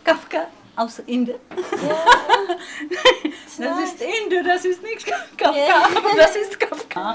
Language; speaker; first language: German; non-native, learner; Czech